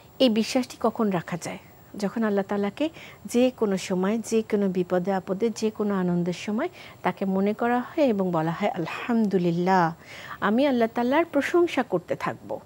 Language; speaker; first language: Bangla; native; Bangla